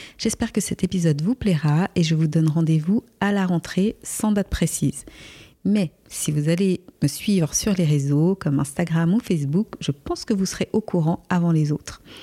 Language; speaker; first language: French; native; French